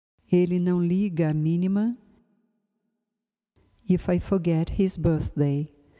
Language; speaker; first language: Portuguese; native; Portuguese